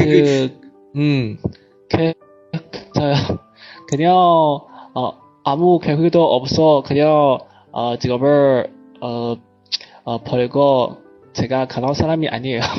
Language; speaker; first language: Korean; non-native, learner; Chinese